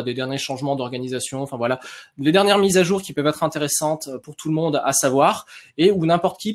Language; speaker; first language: French; native; French